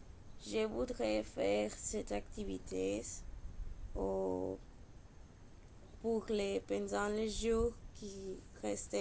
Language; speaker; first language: French; non-native, learner; Spanish